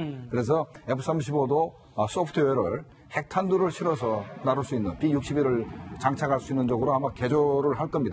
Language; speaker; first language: Korean; native; Korean